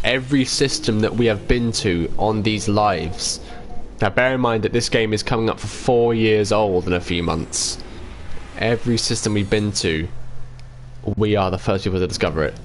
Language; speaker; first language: English; native; English